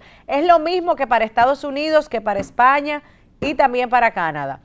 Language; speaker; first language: Spanish; native; Spanish